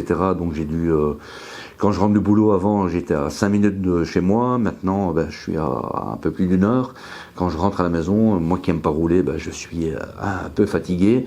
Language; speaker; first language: French; native; French